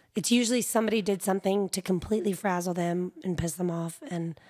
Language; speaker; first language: English; native; English